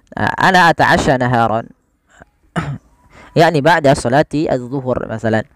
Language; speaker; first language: Arabic; non-native, fluent; Indonesian